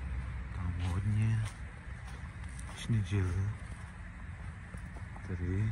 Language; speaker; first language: Czech; non-native, learner; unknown